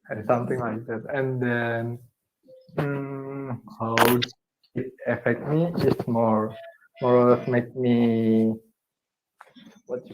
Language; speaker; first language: English; non-native, learner; Indonesian